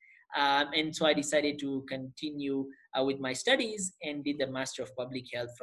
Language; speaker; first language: English; non-native, local second language; Gujarati